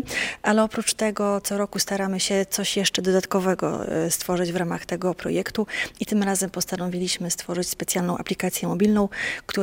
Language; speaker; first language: Polish; native; Polish